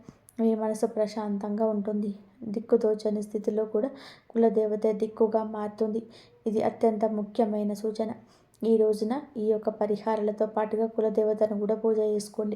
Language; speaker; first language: Telugu; native; Telugu